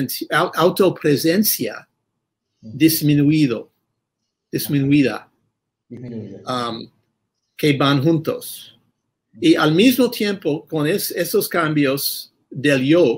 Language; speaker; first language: Spanish; non-native, fluent; English